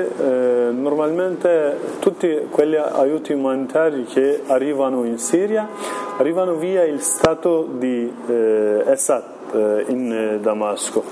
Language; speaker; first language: Italian; non-native, learner; Kurdish